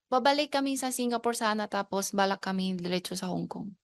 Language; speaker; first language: Filipino; non-native, learner; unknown